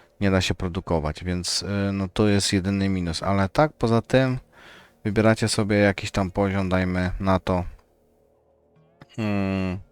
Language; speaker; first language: Polish; native; Polish